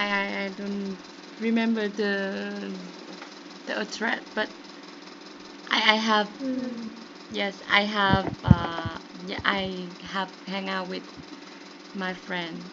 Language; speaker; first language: English; non-native, learner; Vietnamese